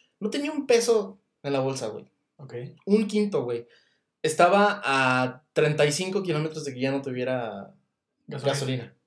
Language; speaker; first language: Spanish; native; Spanish